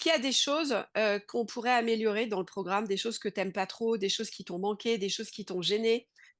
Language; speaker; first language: French; native; French